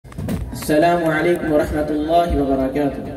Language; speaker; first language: Arabic; non-native, learner; Urdu